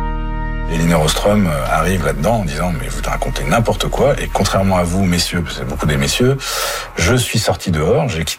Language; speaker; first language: French; native; French